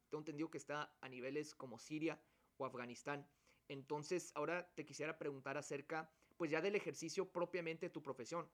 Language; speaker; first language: Spanish; native; Spanish